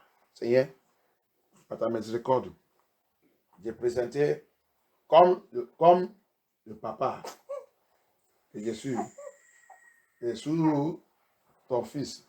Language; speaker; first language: French; non-native, learner; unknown